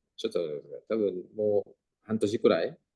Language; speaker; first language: Japanese; non-native, fluent; Thai